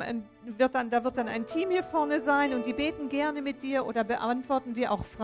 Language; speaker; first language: German; native; German